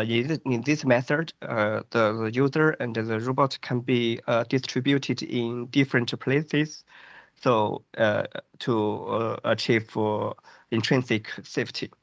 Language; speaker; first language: English; non-native, fluent; Chinese